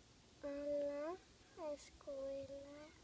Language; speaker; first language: Spanish; early bilingual, heritage; Spanish